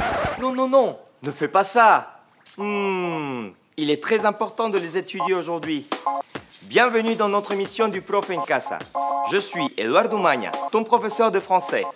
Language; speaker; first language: French; non-native, fluent; Spanish